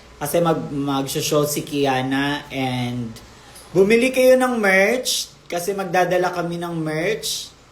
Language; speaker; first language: Filipino; native; Filipino